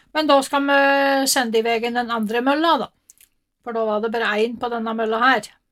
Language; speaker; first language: Norwegian; native; Norwegian